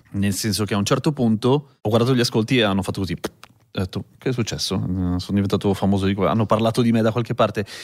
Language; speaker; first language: Italian; native; Italian